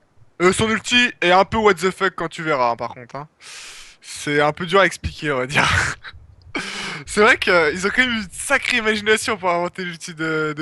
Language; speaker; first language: French; native; French